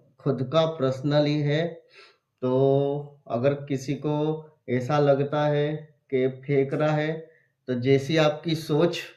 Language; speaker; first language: Hindi; native; Hindi